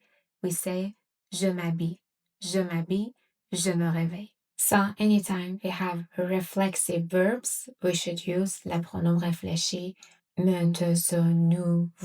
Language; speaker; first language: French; non-native, fluent; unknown